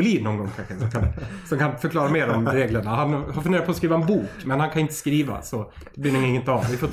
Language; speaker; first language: Swedish; native; Swedish